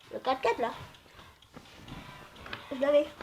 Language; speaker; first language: French; native; French